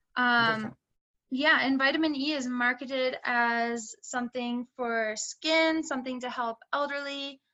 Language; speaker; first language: English; native; English